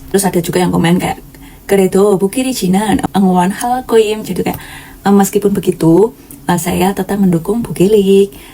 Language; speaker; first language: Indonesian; native; Indonesian